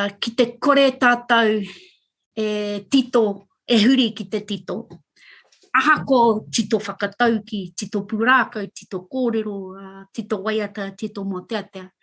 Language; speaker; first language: Māori; non-native, local second language; English